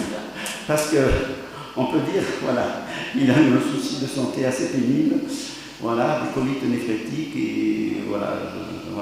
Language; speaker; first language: French; native; French